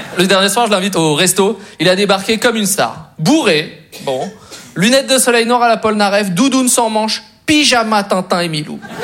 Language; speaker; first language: French; native; French